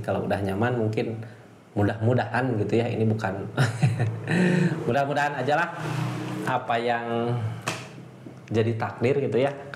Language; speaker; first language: Indonesian; native; Indonesian